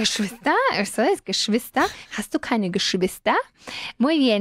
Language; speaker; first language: German; non-native, fluent; Spanish